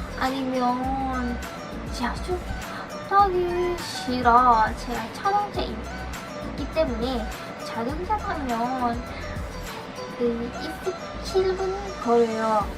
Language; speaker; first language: Korean; non-native, learner; Indonesian